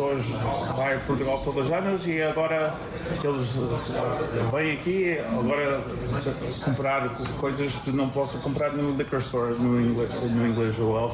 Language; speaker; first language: Portuguese; early bilingual, heritage; English